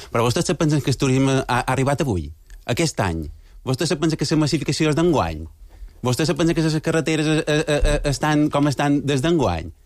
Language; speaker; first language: Catalan; native; Catalan